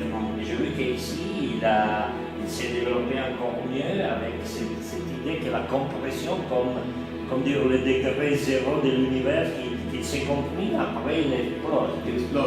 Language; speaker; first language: French; non-native, learner; Italian